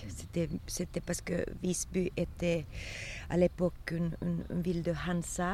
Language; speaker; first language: French; non-native, fluent; Swedish